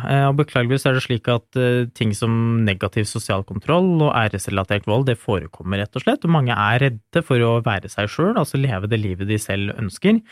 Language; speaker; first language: Norwegian; early bilingual, other home language; Urdu